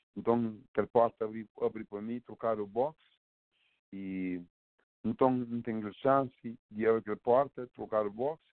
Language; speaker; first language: Portuguese; non-native, local second language; Kabuverdianu